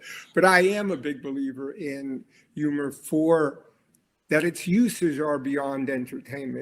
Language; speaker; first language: English; native; English